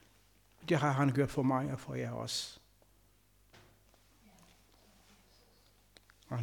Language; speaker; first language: Danish; non-native, learner; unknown